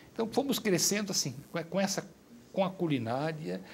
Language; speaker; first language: Portuguese; native; Portuguese